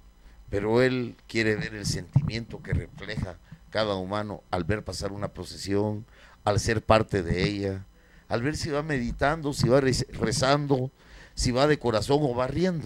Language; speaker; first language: Spanish; native; Spanish